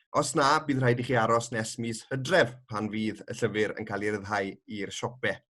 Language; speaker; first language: Welsh; native; Welsh